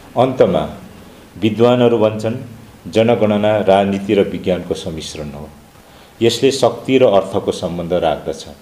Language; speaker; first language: Nepali; non-native, local second language; Limbu